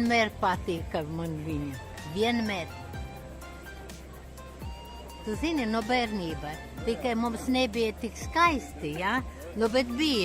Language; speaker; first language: Latvian; non-native, local second language; Russian